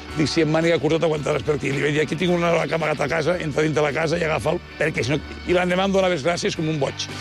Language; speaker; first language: Catalan; native; Catalan